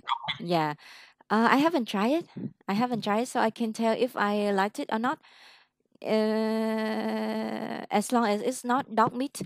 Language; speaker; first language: English; non-native, fluent; Vietnamese